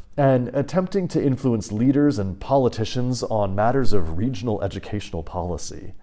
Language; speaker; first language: English; native; English